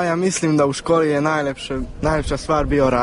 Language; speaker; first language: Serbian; early bilingual, heritage; Serbian